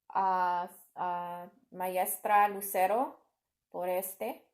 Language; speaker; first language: Spanish; non-native, learner; English